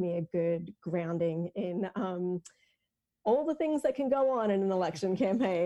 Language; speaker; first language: English; native; English